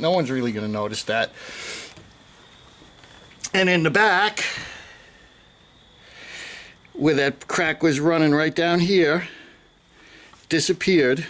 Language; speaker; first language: English; native; English